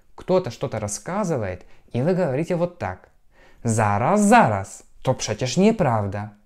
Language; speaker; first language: Russian; non-native, fluent; Polish